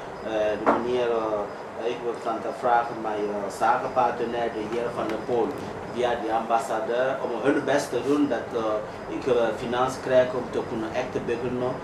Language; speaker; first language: Dutch; non-native, learner; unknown